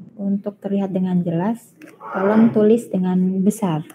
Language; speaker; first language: Indonesian; native; Indonesian